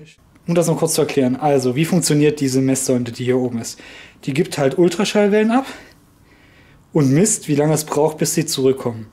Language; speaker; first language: German; native; German